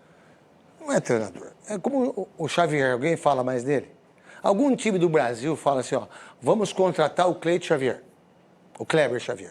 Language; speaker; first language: Portuguese; native; Portuguese